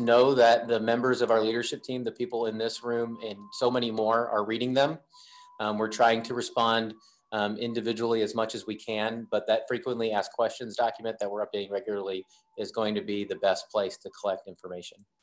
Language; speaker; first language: English; native; English